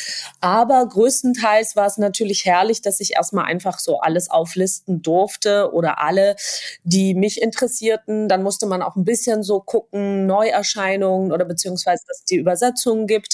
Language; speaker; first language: German; non-native, fluent; Georgian